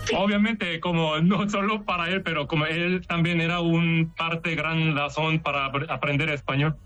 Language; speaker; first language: Spanish; non-native, learner; Korean